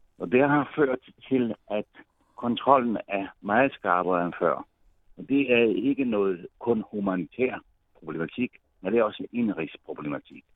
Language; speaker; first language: Danish; non-native, fluent; Italian